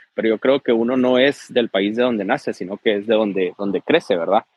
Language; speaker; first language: Spanish; native; Spanish